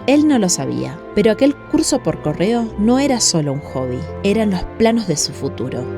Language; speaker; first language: Spanish; native; Spanish